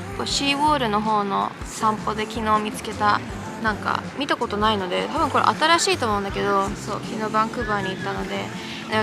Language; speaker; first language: Japanese; early bilingual, other home language; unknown